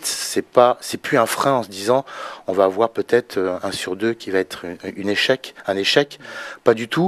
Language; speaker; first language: French; native; French